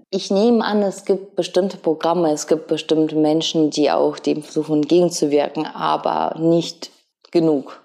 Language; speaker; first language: German; early bilingual, other home language; Russian